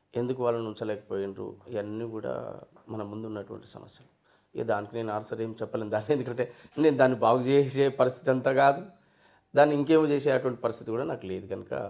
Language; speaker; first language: Telugu; native; Telugu